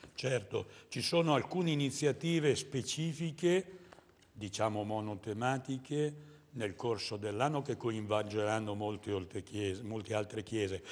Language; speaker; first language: Italian; native; Italian